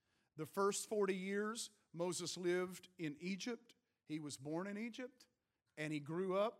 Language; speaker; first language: English; native; English